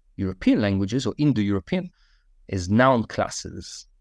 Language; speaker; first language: English; non-native, fluent; Russian